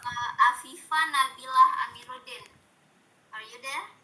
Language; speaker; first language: English; non-native, learner; Indonesian